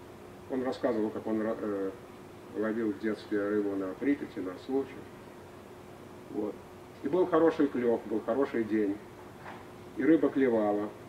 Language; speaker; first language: Russian; native; Russian